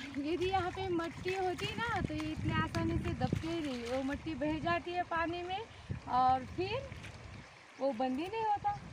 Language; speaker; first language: Hindi; non-native, local second language; Marathi